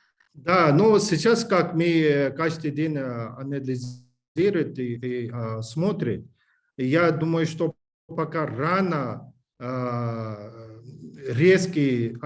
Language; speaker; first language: Russian; non-native, learner; English